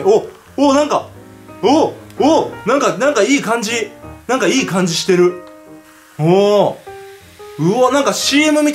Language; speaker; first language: Japanese; native; Japanese